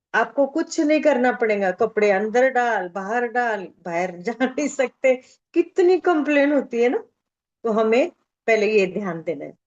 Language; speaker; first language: Hindi; non-native, local second language; Marathi